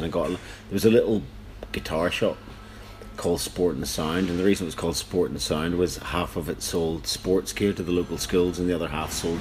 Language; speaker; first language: English; native; English